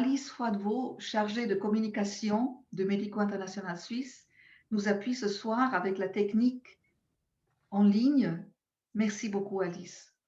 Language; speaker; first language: French; non-native, local second language; German